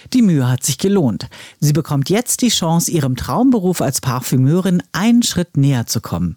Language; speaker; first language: German; native; German